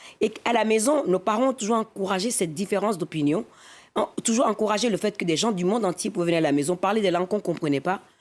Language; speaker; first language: French; non-native, local second language; Fon